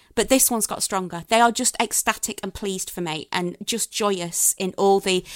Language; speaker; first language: English; native; English